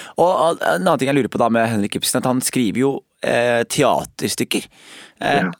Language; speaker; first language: Norwegian; native; Norwegian